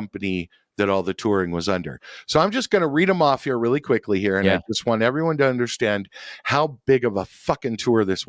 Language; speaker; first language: English; native; English